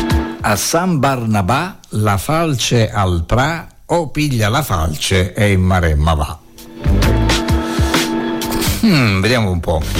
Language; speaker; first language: Italian; native; Italian